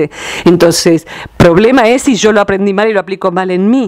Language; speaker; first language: Spanish; native; Spanish